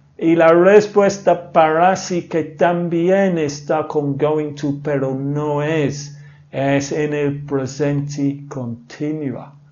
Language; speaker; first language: Spanish; non-native, fluent; English